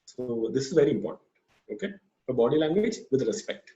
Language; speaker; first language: English; non-native, local second language; Malayalam